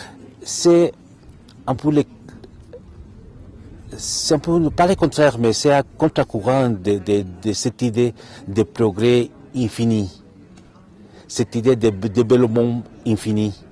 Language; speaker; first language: French; non-native, fluent; Spanish